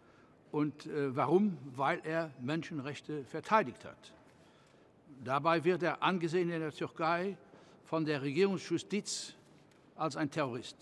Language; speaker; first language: German; non-native, local second language; Luxembourgish